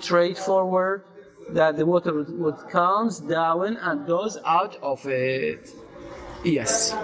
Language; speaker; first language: English; non-native, fluent; Arabic